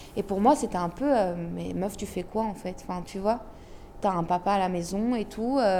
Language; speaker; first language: French; early bilingual, other home language; Arabic